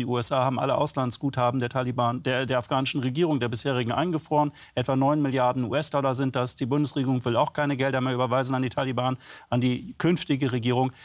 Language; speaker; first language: German; native; German